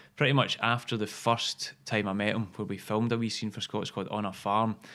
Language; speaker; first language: English; native; English